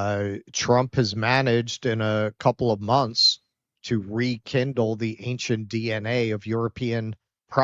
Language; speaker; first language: English; native; English